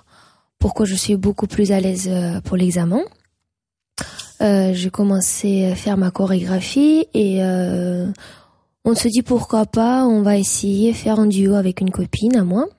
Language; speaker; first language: French; non-native, fluent; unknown